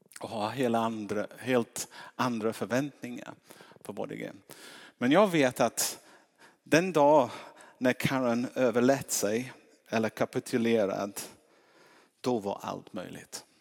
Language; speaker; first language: Swedish; non-native, fluent; English